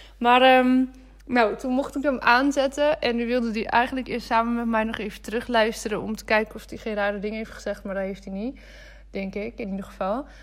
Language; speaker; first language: Dutch; native; Dutch